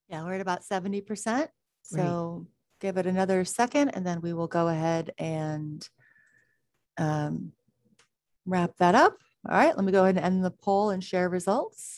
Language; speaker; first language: English; native; English